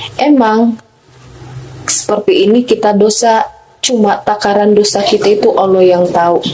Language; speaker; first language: Indonesian; non-native, local second language; Batak Toba